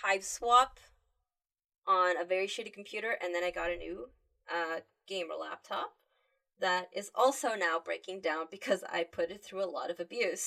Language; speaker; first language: English; early bilingual, other home language; Spanish